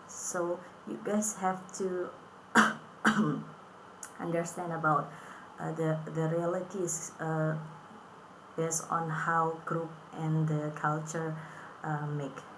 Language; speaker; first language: English; non-native, fluent; Indonesian